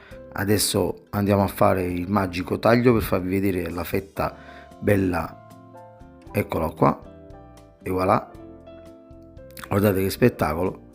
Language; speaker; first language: Italian; native; Italian